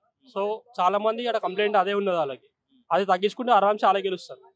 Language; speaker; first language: Telugu; native; Telugu